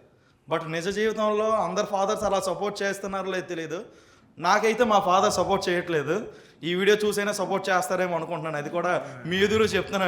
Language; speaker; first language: Telugu; native; Telugu